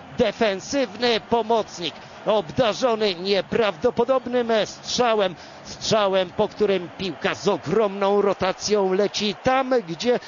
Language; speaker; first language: Polish; native; Polish